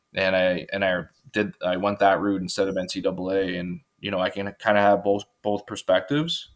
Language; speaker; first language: English; native; English